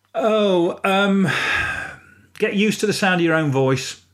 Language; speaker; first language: English; native; English